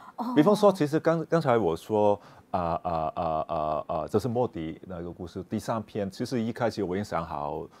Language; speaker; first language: Chinese; non-native, local second language; Cantonese